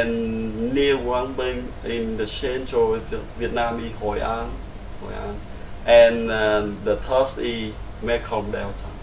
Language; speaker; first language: English; non-native, learner; Vietnamese